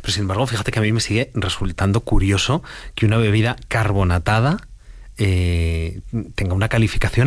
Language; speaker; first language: Spanish; native; Spanish